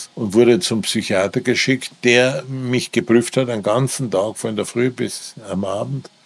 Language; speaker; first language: German; native; German